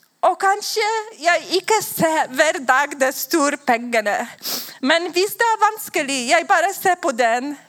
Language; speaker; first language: Swedish; non-native, learner; Polish